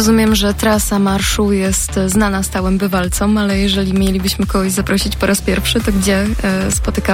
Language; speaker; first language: Polish; native; Polish